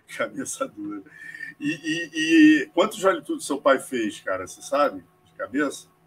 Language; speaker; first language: Portuguese; native; Portuguese